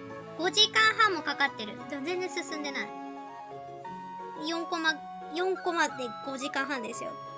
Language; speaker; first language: Japanese; native; Japanese